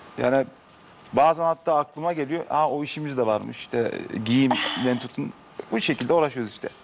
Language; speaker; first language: Turkish; early bilingual, heritage; Turkish